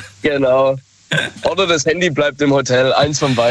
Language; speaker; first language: German; native; German